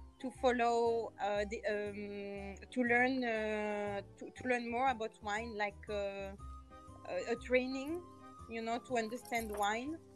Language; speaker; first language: English; non-native, fluent; French